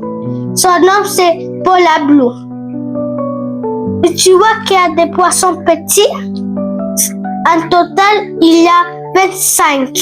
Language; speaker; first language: French; non-native, learner; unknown